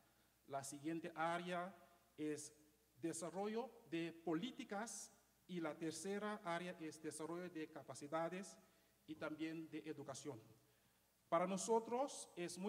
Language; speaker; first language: Spanish; non-native, fluent; Papiamento